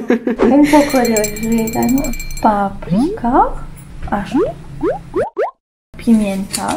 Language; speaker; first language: Spanish; early bilingual, heritage; Spanish